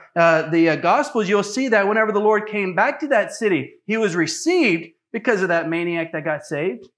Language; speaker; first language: English; native; English